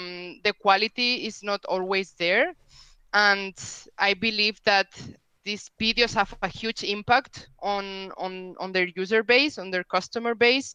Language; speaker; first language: English; non-native, fluent; Spanish